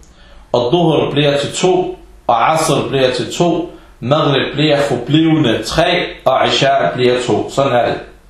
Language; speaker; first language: Danish; early bilingual, other home language; Arabic